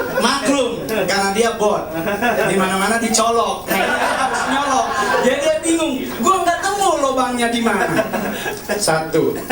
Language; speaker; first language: Indonesian; native; Indonesian